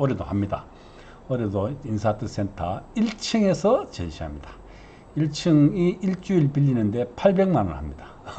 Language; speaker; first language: Korean; native; Korean